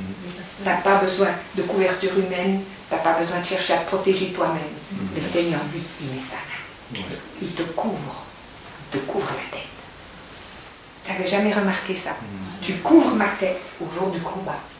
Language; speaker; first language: French; native; French